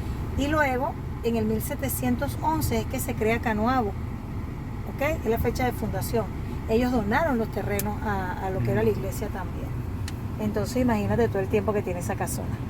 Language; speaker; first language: Spanish; native; Spanish